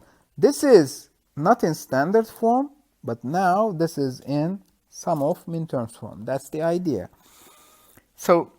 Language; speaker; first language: English; non-native, fluent; Turkish